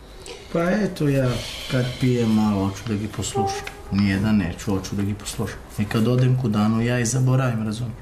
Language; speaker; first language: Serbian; non-native, local second language; Romany